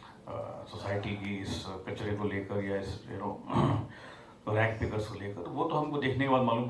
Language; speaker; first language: Hindi; native; Hindi